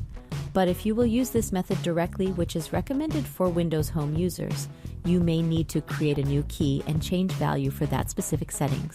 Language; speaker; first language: English; non-native, local second language; Filipino